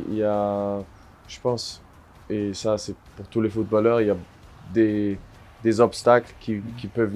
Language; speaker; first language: French; non-native, fluent; German